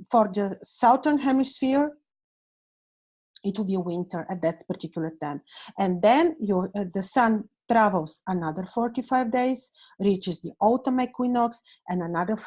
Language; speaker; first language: English; non-native, fluent; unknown